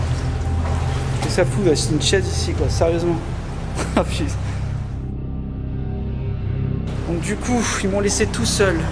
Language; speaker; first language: French; native; French